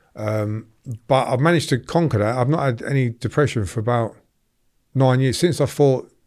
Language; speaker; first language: English; native; English